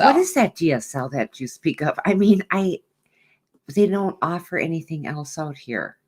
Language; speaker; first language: English; native; English